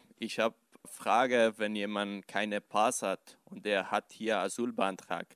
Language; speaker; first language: German; non-native, learner; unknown